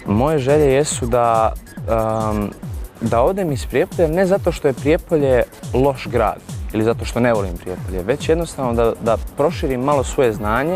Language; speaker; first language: Bosnian; native; Bosnian